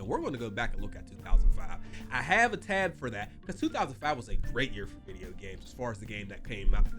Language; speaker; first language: English; native; English